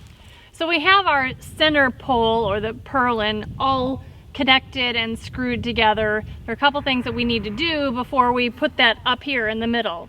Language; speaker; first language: English; native; English